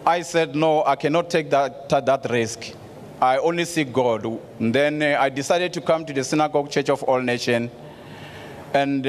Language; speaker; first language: English; non-native, local second language; Tsonga